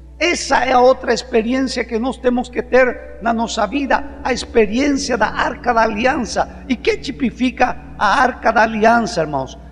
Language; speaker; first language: Portuguese; non-native, fluent; Spanish